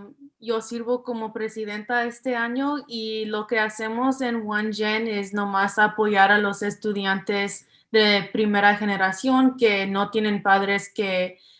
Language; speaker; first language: Spanish; early bilingual, heritage; English